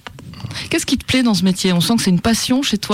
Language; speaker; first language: French; native; French